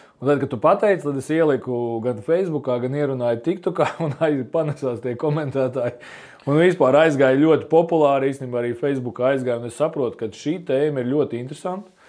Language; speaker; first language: Latvian; native; Latvian